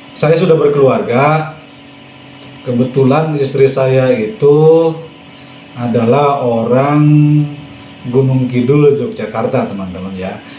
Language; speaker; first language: Indonesian; non-native, local second language; Sundanese